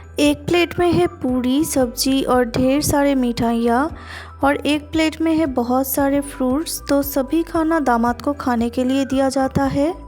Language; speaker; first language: Hindi; non-native, local second language; Bangla